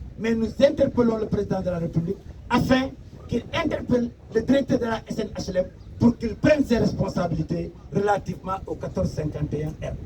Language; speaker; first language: French; non-native, local second language; Wolof